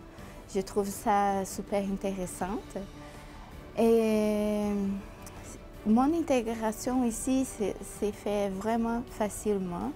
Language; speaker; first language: French; non-native, fluent; Portuguese